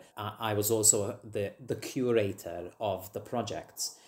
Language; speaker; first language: English; non-native, fluent; Maltese